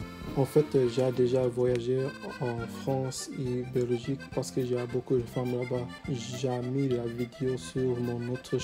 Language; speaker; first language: French; early bilingual, heritage; English